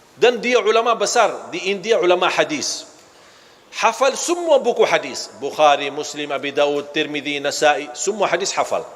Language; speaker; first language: Malay; non-native, fluent; Arabic